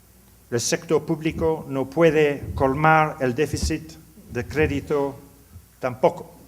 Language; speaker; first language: Spanish; non-native, learner; English